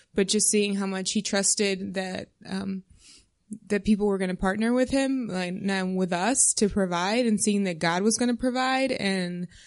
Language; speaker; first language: English; native; English